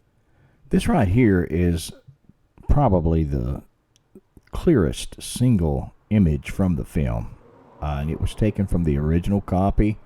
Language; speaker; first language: English; native; English